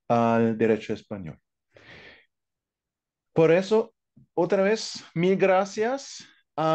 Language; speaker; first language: Spanish; non-native, fluent; German